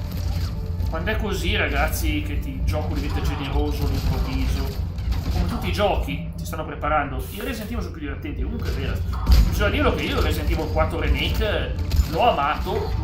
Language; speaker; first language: Italian; native; Italian